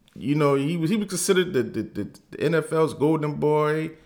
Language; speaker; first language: English; native; English